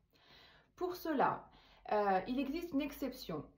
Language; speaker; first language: French; native; French